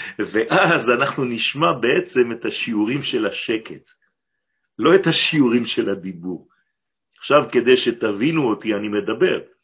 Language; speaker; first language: Hebrew; non-native, fluent; French